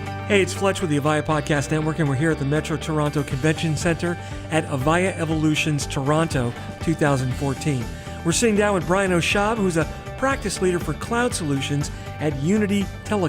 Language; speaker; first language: English; native; English